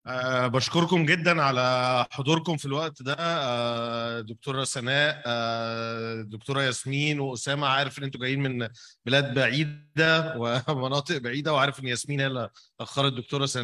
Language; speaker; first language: Arabic; native; Arabic